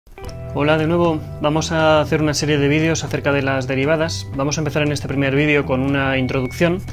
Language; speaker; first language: Spanish; native; Spanish